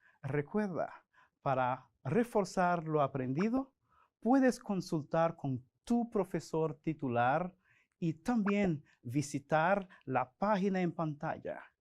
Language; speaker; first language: Spanish; non-native, fluent; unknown